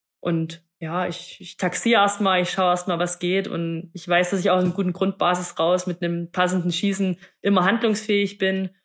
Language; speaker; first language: German; native; German